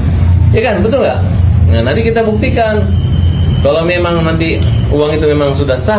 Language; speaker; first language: Indonesian; native; Indonesian